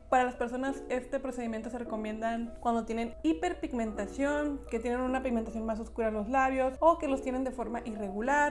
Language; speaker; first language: Spanish; native; Spanish